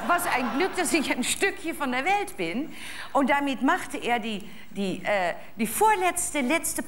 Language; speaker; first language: German; native; German